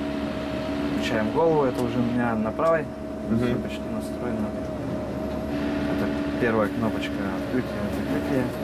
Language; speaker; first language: Russian; native; Russian